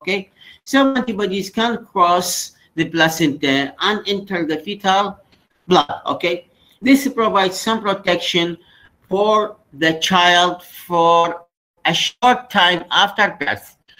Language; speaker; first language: English; non-native, fluent; Arabic